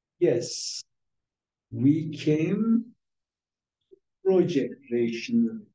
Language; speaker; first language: English; non-native, fluent; Turkish